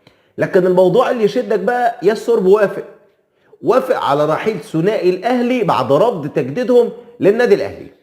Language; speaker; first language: Arabic; native; Arabic